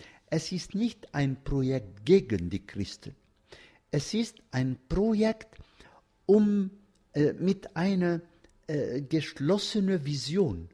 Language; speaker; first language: German; non-native, fluent; Arabic